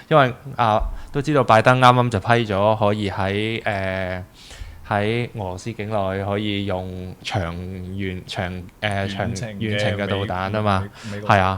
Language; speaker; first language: Cantonese; native; Cantonese